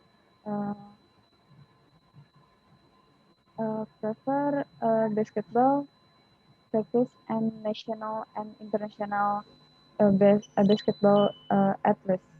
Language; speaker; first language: English; non-native, learner; Indonesian